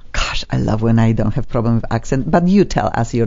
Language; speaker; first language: English; non-native, fluent; Polish